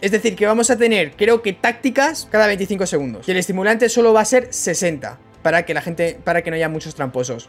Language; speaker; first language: Spanish; native; Spanish